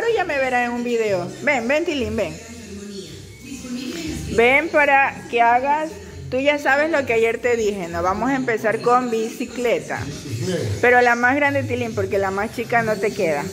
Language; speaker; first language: Spanish; native; Spanish